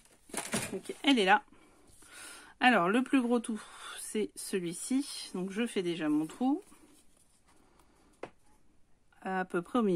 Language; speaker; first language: French; native; French